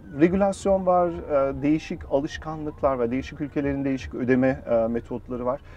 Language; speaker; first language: Turkish; early bilingual, heritage; Turkish